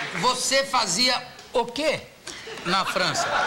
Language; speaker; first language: Portuguese; native; Portuguese